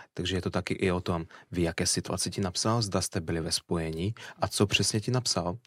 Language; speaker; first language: Czech; early bilingual, other home language; Russian